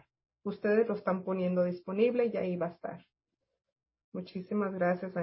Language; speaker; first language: Spanish; native; Spanish